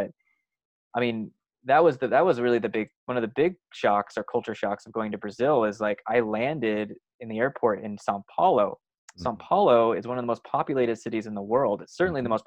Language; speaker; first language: English; native; English